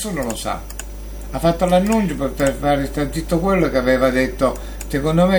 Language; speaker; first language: Italian; native; Italian